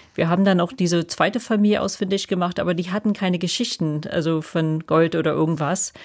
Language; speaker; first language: German; non-native, fluent; English